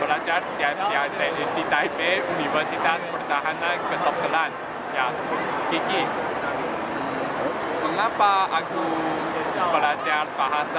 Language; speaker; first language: Indonesian; non-native, learner; Chinese